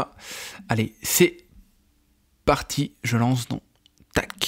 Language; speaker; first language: French; native; French